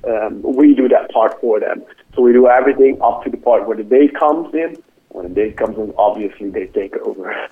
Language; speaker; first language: English; non-native, fluent; Dutch